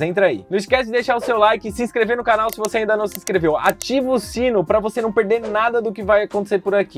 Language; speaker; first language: Portuguese; native; Portuguese